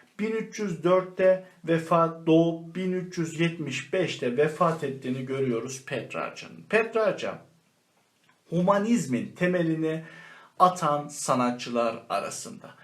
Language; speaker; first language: Turkish; native; Turkish